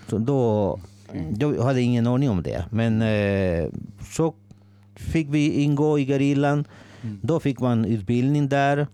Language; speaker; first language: Swedish; non-native, fluent; Spanish